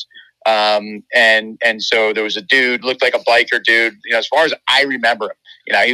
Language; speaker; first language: English; native; English